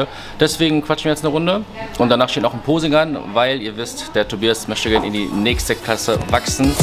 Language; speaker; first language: German; native; German